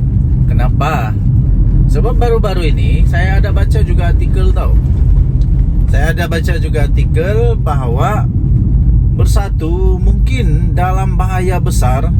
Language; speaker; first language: Malay; native; Malay